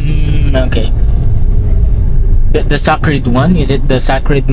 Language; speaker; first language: English; non-native, local second language; Filipino